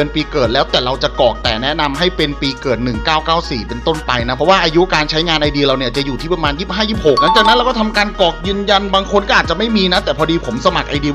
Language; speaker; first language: Thai; native; Thai